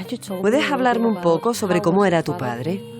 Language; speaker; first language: Spanish; native; Spanish